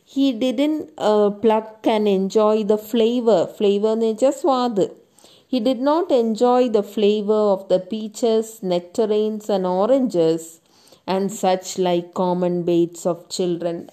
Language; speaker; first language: English; non-native, local second language; Malayalam